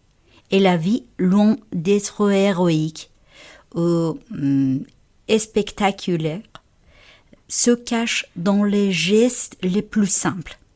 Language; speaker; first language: French; non-native, fluent; Persian